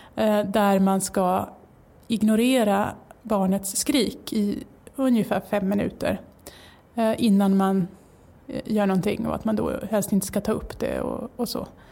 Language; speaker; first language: Swedish; native; Swedish